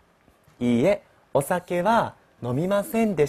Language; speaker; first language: Japanese; non-native, fluent; Chinese